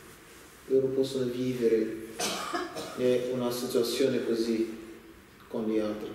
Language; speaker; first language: Italian; non-native, learner; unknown